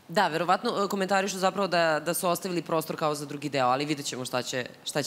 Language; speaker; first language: Serbian; native; Serbian